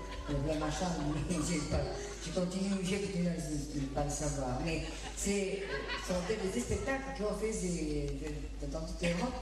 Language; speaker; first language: French; non-native, fluent; Portuguese